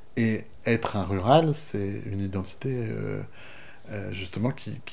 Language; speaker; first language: French; native; French